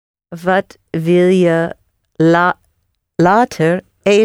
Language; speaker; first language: Dutch; non-native, learner; English